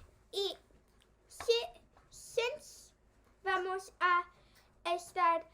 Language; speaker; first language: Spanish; early bilingual, heritage; Spanish